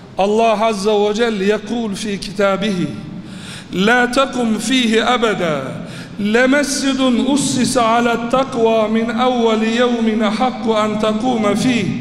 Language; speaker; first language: Arabic; non-native, fluent; Turkish